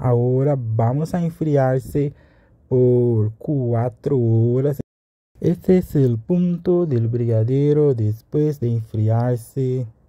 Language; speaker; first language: Portuguese; non-native, learner; Spanish